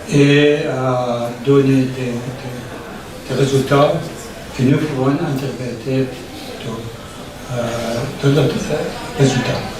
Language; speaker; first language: French; non-native, learner; Persian